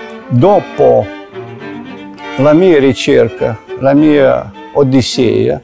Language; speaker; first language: Italian; non-native, fluent; Russian